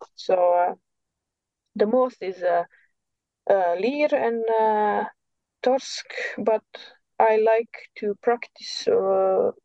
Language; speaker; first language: English; non-native, learner; Serbian